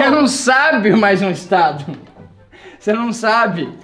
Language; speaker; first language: Portuguese; native; Portuguese